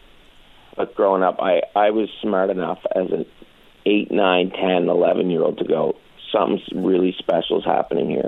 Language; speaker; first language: English; native; English